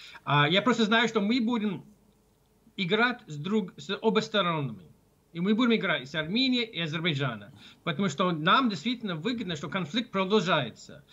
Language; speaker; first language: Russian; non-native, fluent; English